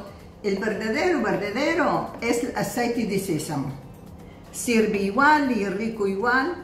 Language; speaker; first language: Spanish; non-native, fluent; Arabic